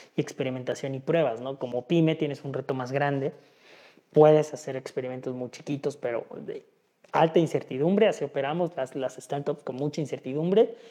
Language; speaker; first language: Spanish; native; Spanish